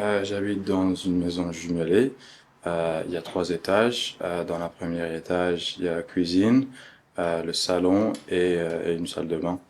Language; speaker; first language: French; early bilingual, other home language; Arabic